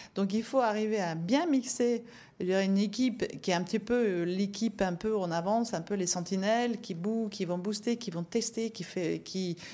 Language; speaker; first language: French; non-native, fluent; Norwegian